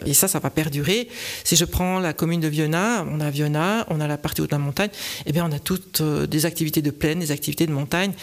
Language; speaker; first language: French; native; French